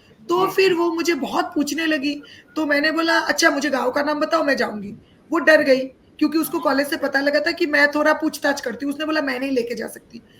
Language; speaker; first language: Hindi; non-native, local second language; Bangla